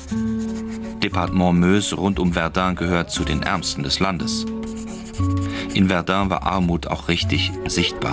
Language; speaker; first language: German; native; German